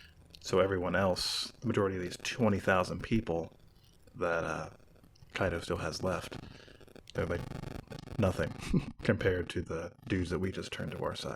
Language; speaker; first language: English; native; English